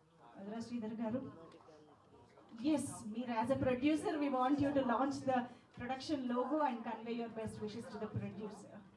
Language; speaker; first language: Telugu; native; Telugu